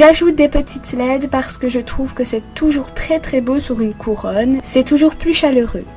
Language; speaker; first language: French; native; French